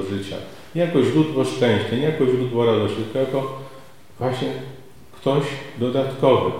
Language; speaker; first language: Polish; native; Polish